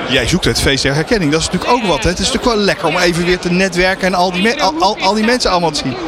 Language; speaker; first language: Dutch; native; Dutch